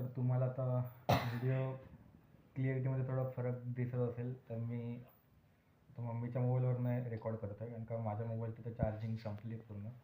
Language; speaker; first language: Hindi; non-native, local second language; Marathi